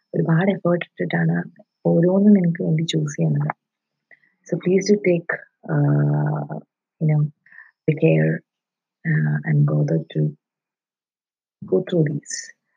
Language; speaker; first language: English; non-native, local second language; Malayalam